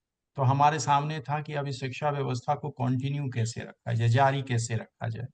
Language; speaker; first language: Hindi; native; Hindi